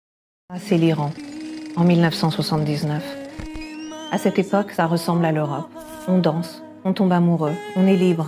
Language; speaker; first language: French; native; French